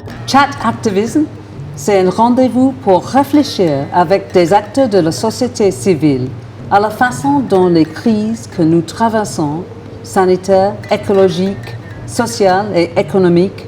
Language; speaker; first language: French; non-native, fluent; English